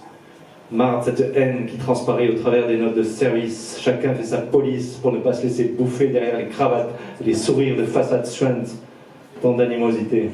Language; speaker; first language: French; native; French